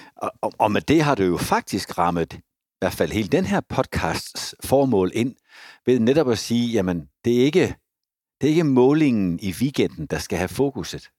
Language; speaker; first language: Danish; native; Danish